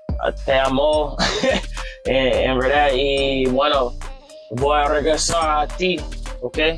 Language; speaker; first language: Spanish; non-native, learner; English